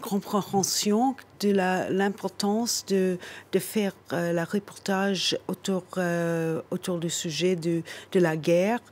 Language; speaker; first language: French; non-native, fluent; English